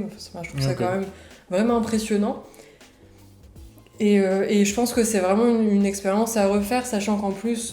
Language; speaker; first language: French; native; French